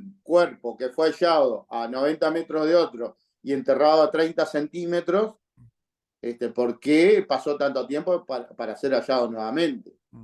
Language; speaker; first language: Spanish; native; Spanish